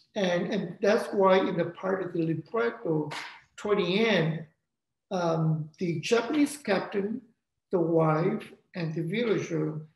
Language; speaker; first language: English; non-native, fluent; Vietnamese